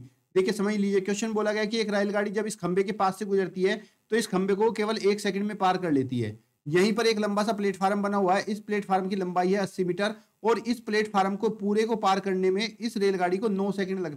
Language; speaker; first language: Hindi; native; Hindi